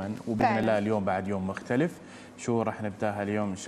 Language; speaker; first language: Arabic; native; Arabic